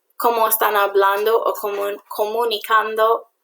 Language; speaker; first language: Spanish; non-native, learner; English